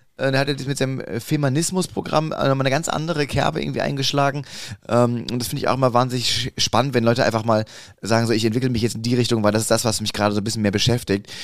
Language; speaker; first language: German; native; German